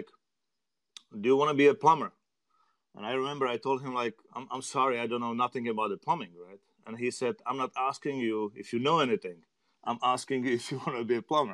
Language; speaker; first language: English; non-native, learner; Czech